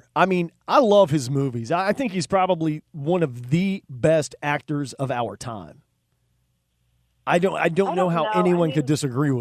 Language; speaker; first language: English; native; English